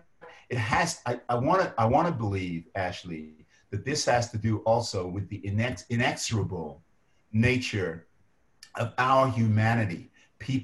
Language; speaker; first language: English; native; English